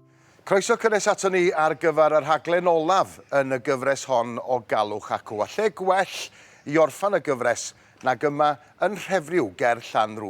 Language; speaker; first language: Welsh; native; Welsh